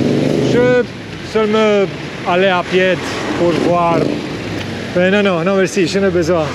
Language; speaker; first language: French; non-native, learner; Romanian